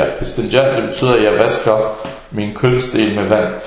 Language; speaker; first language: Danish; early bilingual, other home language; Arabic